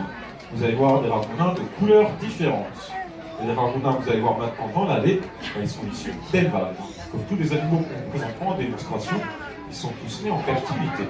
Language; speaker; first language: French; native; French